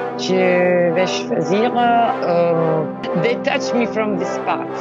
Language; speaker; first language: French; non-native, learner; Italian